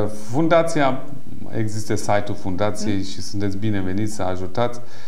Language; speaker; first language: Romanian; non-native, fluent; Persian